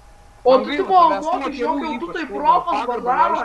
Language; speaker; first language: Lithuanian; native; Lithuanian